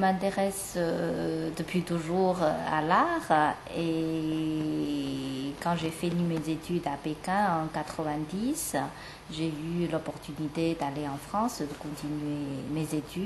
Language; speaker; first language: French; non-native, fluent; Chinese